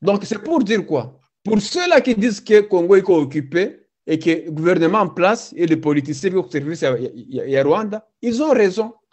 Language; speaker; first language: French; non-native, local second language; Swahili